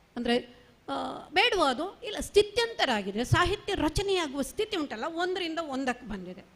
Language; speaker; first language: Kannada; non-native, local second language; Marathi